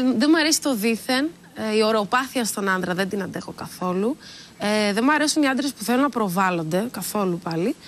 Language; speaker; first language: Greek; early bilingual, other home language; Dutch